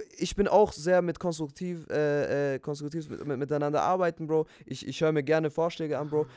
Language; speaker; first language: German; early bilingual, other home language; Spanish